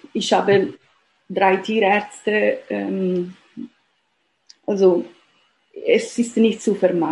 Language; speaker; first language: German; non-native, fluent; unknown